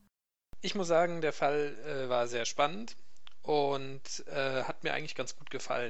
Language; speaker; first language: German; native; German